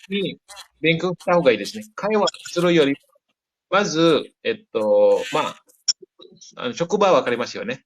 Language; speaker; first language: Japanese; non-native, fluent; Indonesian